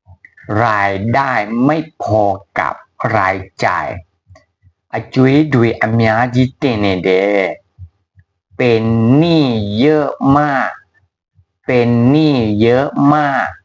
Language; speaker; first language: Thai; non-native, fluent; Burmese